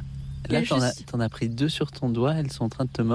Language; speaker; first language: French; native; French